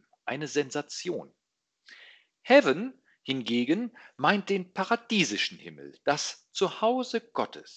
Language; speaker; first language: German; native; German